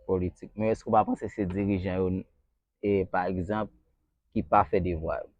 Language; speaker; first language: Haitian Creole; native; Haitian Creole